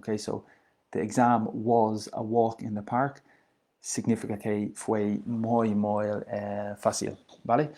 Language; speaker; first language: Spanish; non-native, learner; English